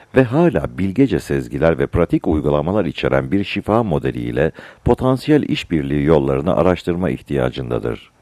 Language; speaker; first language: Turkish; native; Turkish